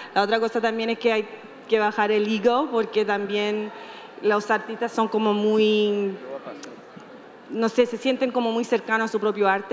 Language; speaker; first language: Spanish; native; Spanish